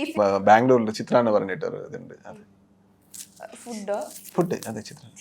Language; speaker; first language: Malayalam; non-native, learner; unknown